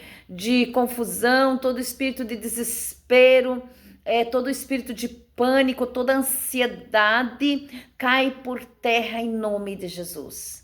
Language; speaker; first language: Portuguese; native; Portuguese